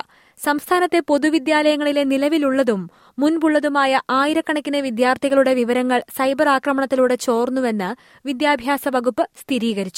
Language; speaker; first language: Malayalam; native; Malayalam